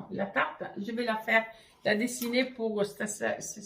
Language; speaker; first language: French; non-native, fluent; Italian